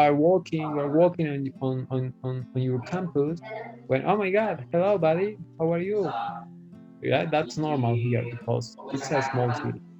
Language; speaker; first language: English; non-native, fluent; Spanish